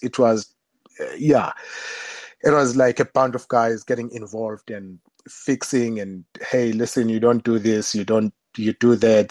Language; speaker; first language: English; non-native, local second language; Zulu